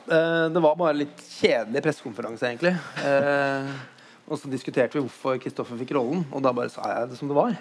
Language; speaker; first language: Norwegian; native; Norwegian